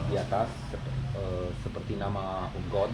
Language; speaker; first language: Indonesian; non-native, learner; Romanian